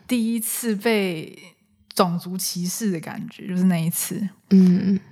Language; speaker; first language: Chinese; native; Chinese